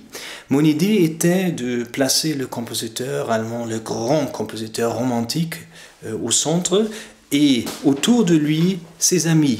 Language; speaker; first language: French; non-native, fluent; German